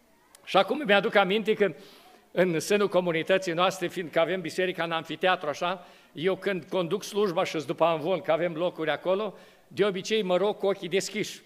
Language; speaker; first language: Romanian; native; Romanian